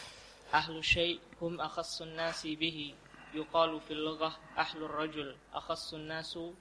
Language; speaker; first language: Arabic; non-native, learner; Indonesian